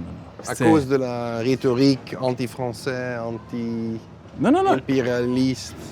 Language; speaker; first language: French; non-native, fluent; Dutch